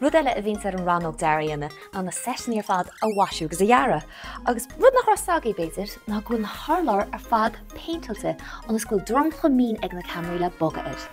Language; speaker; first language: Irish; native; Irish